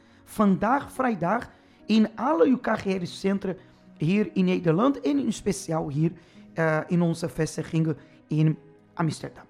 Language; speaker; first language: Dutch; non-native, fluent; Portuguese